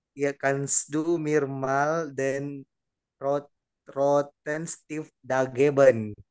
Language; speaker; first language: German; non-native, learner; Indonesian